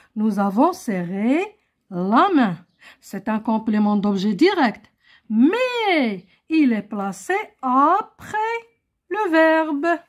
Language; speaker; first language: French; non-native, local second language; Arabic